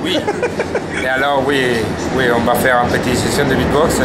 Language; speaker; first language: French; non-native, fluent; Spanish